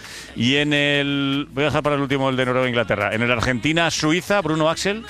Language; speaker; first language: Spanish; native; Spanish